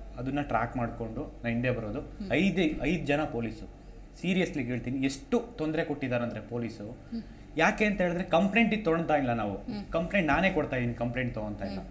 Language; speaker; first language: Kannada; native; Kannada